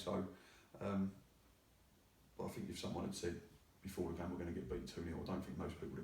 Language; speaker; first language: English; native; English